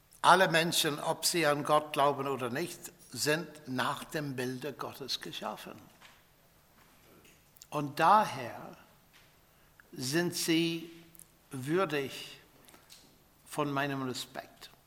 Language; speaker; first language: German; non-native, fluent; English